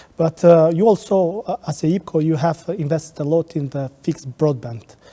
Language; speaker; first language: English; non-native, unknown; Albanian